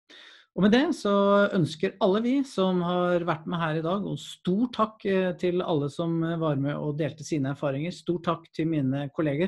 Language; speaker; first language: Norwegian; native; Norwegian